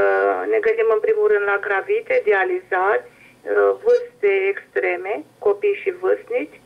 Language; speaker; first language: Romanian; native; Romanian